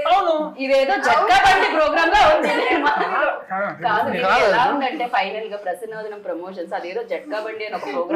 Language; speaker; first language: Telugu; native; Telugu